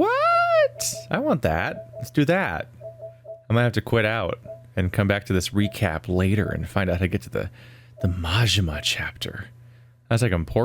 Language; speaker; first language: English; native; English